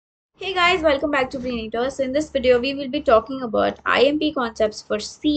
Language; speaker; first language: English; non-native, local second language; Hindi